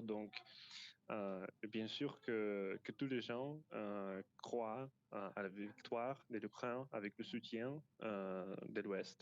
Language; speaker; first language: French; non-native, fluent; Ukrainian